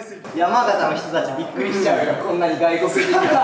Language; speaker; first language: Japanese; native; Japanese